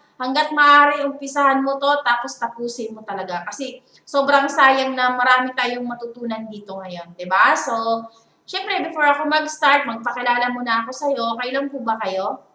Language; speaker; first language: Filipino; non-native, local second language; Cebuano